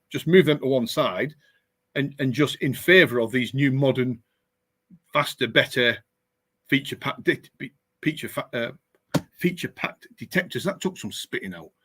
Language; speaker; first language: English; native; English